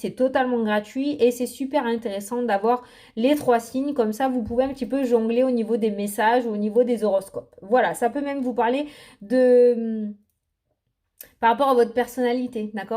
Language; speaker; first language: French; native; French